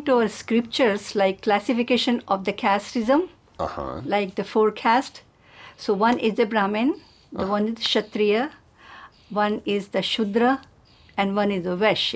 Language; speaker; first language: English; non-native, local second language; Hindi